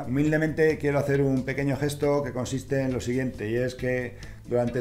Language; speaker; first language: Spanish; native; Spanish